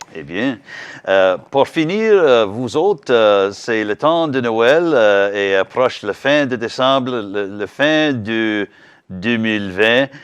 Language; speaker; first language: French; non-native, learner; English